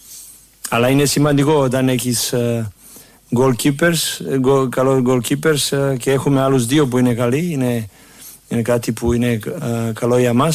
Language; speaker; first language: Greek; non-native, fluent; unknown